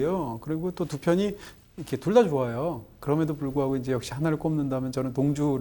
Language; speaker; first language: Korean; native; Korean